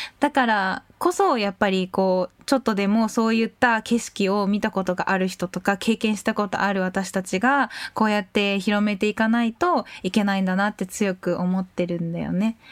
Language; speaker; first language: Japanese; native; Japanese